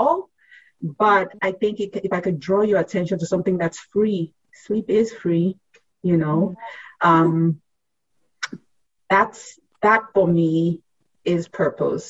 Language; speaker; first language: English; non-native, local second language; Yoruba